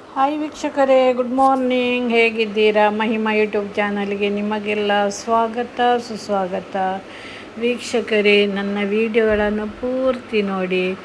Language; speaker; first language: Kannada; non-native, local second language; Konkani